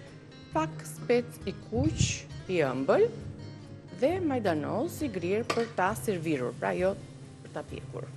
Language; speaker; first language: Albanian; native; Albanian